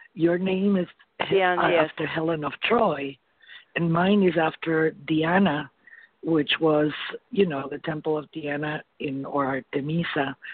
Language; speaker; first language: English; non-native, fluent; Spanish